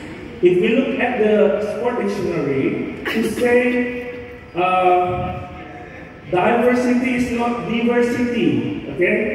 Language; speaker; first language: English; non-native, fluent; Indonesian